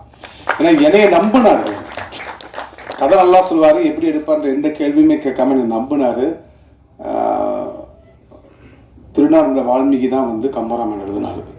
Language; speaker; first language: Tamil; native; Tamil